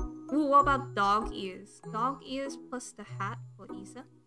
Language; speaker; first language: English; non-native, local second language; Cantonese